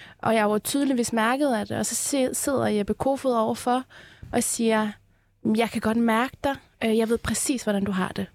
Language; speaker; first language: Danish; early bilingual, other home language; Persian